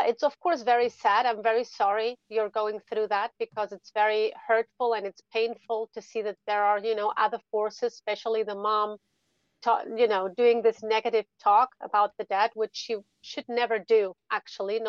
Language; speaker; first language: English; non-native, fluent; German